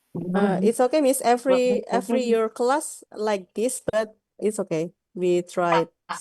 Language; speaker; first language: English; non-native, learner; Indonesian